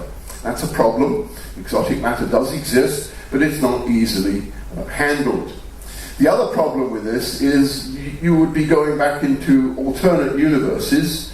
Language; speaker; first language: English; native; English